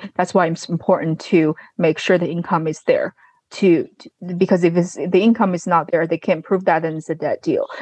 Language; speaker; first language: English; non-native, fluent; Chinese